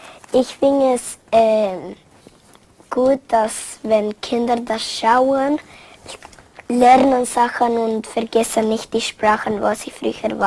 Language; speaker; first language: German; non-native, learner; Spanish